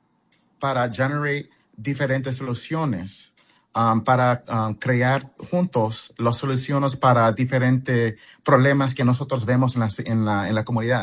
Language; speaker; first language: Spanish; non-native, fluent; English